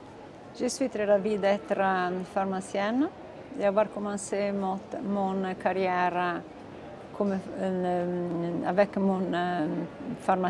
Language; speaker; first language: French; non-native, fluent; Italian